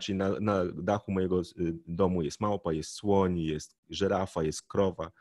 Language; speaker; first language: Polish; native; Polish